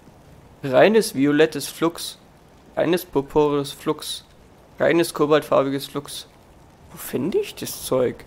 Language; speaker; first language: German; native; German